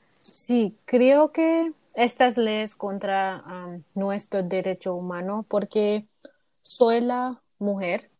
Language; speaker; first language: Spanish; non-native, learner; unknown